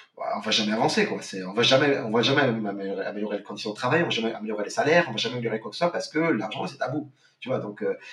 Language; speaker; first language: French; non-native, local second language; Arabic